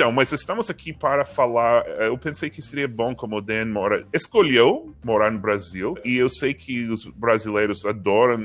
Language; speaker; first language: Portuguese; non-native, fluent; English